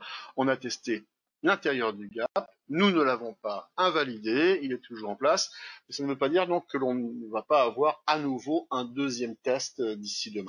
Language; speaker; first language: French; native; French